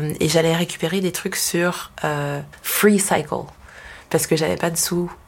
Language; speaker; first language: French; non-native, fluent; English